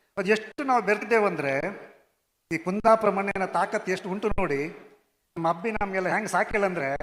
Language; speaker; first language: Kannada; non-native, local second language; Konkani